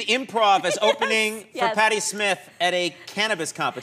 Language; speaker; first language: English; native; English